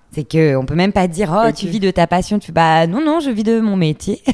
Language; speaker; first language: French; native; French